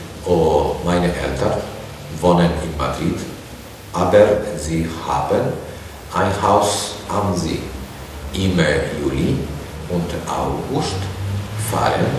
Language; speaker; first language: German; non-native, learner; Spanish